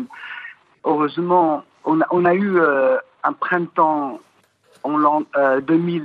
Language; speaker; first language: French; non-native, fluent; Chinese